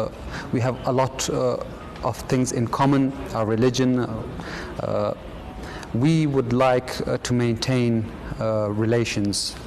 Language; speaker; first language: English; non-native, fluent; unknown